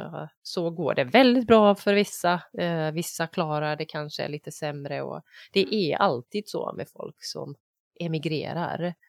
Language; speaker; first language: Swedish; non-native, fluent; Bosnian